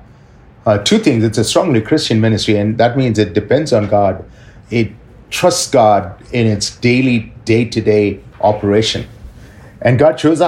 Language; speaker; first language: English; non-native, local second language; Tamil